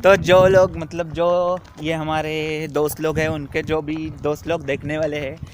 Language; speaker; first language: Hindi; non-native, local second language; Marathi